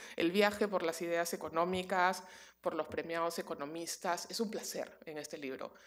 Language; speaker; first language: Spanish; native; Spanish